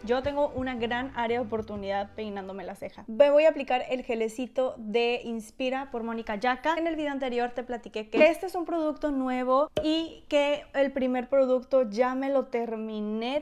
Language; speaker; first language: Spanish; native; Spanish